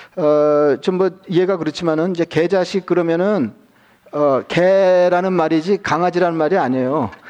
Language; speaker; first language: Korean; native; Korean